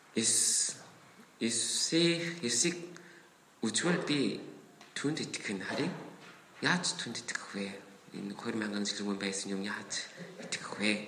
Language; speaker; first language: Mongolian; non-native, fluent; Korean